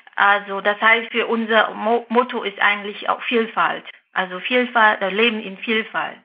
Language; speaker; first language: German; non-native, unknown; Vietnamese